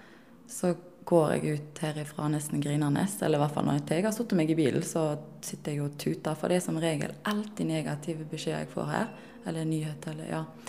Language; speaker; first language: Norwegian; native; Norwegian